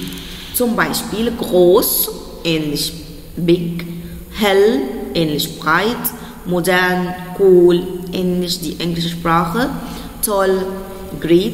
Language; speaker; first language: German; non-native, fluent; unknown